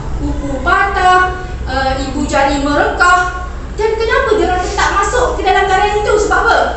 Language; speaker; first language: Malay; native; Malay